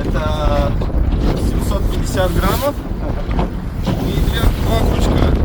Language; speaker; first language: Russian; native; Russian